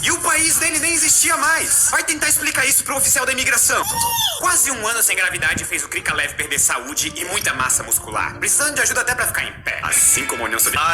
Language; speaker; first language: Portuguese; native; Portuguese